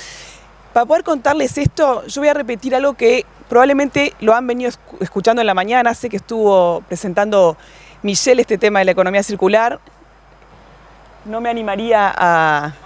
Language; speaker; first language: Spanish; native; Spanish